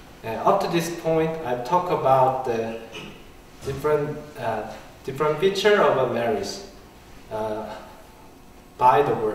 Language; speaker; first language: English; non-native, learner; Korean